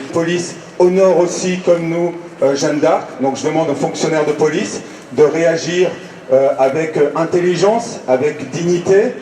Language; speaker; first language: French; native; French